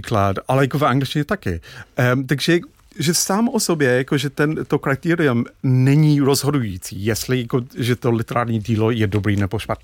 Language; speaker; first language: Czech; non-native, fluent; English